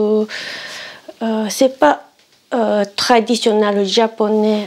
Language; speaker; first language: French; non-native, learner; Japanese